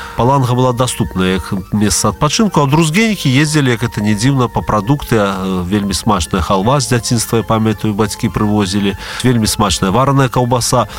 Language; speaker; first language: Belarusian; native; Belarusian